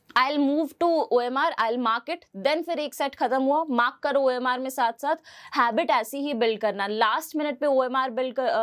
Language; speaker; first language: Hindi; native; Hindi